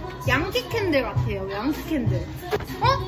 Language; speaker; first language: Korean; native; Korean